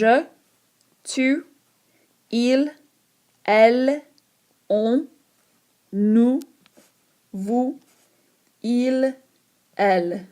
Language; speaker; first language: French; non-native, fluent; English